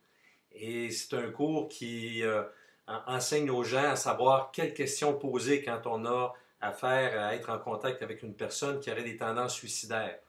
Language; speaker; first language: French; native; French